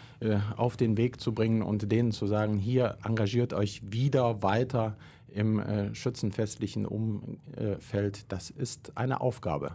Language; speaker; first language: German; native; German